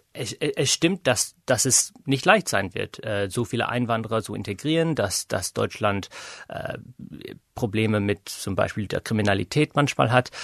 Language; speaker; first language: German; non-native, fluent; English